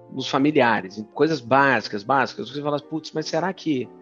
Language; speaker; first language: Portuguese; native; Portuguese